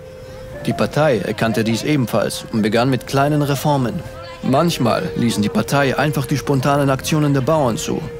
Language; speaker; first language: German; native; German